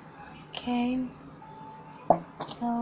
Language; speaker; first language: English; native; English